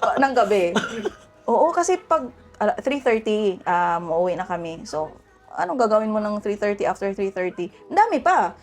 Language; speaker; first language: Filipino; native; Filipino